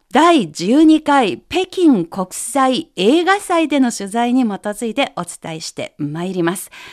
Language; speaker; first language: Japanese; non-native, fluent; Chinese